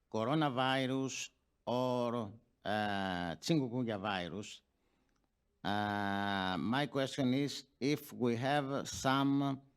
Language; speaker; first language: English; non-native, fluent; Greek